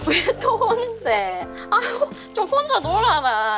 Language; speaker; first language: Korean; native; Korean